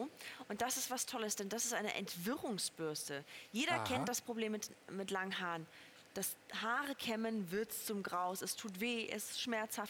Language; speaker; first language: German; native; German